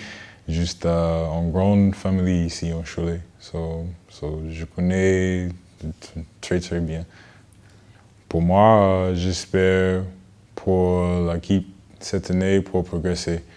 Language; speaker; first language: French; non-native, learner; English